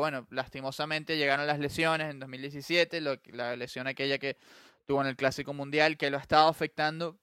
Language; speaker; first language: Spanish; native; Spanish